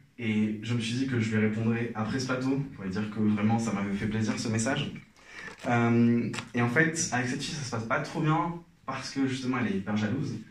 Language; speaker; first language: French; non-native, local second language; Arabic